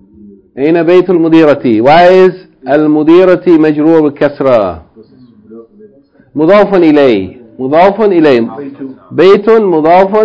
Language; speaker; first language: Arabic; non-native, fluent; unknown